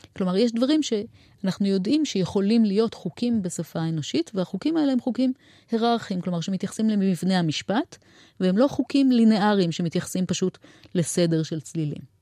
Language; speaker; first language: Hebrew; native; Hebrew